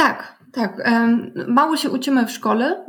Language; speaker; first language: Polish; non-native, learner; German